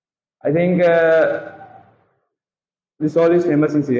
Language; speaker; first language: English; non-native, learner; Hindi